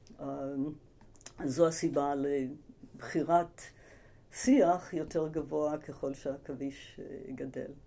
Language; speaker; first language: Hebrew; early bilingual, other home language; English